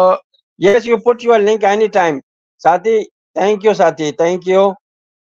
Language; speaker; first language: English; non-native, learner; Urdu